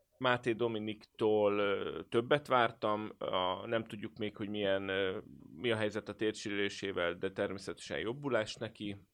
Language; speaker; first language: Hungarian; native; Hungarian